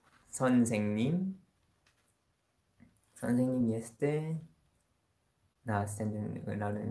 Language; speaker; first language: Romanian; non-native, learner; Korean